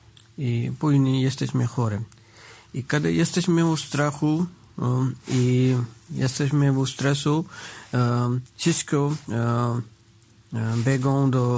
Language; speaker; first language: Polish; non-native, learner; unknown